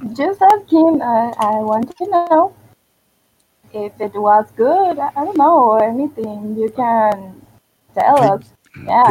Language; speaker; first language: English; non-native, fluent; Spanish